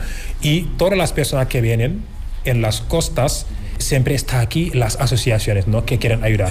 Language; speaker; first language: Spanish; non-native, fluent; Wolof